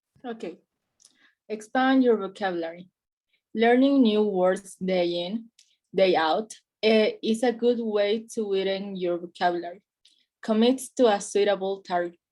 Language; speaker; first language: English; non-native, learner; Spanish